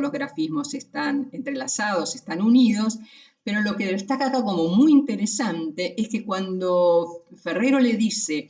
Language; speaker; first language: Spanish; native; Spanish